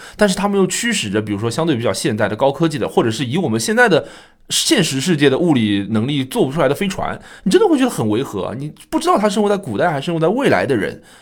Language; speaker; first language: Chinese; native; Chinese